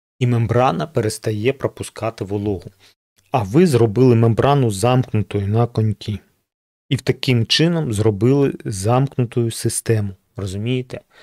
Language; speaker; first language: Ukrainian; non-native, local second language; Russian